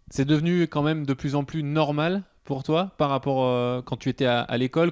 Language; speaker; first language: French; native; French